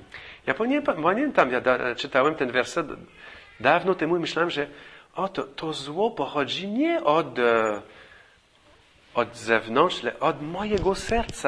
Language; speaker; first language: Polish; non-native, fluent; English